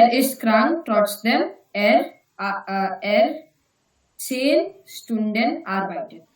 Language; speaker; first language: German; non-native, learner; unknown